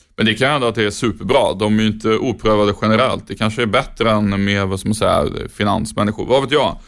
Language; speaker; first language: Swedish; native; Swedish